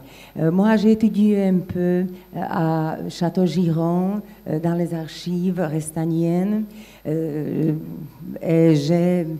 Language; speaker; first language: French; non-native, fluent; Slovak